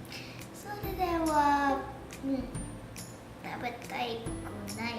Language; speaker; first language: Japanese; non-native, learner; English